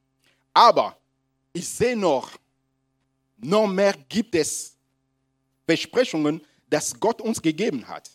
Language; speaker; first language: German; non-native, fluent; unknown